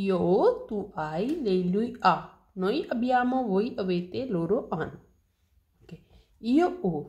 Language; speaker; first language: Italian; non-native, learner; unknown